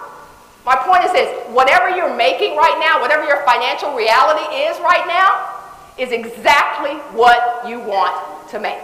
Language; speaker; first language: English; native; English